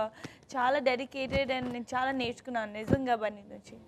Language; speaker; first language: Telugu; non-native, learner; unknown